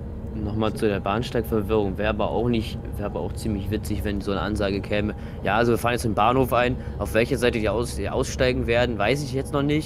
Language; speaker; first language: German; native; German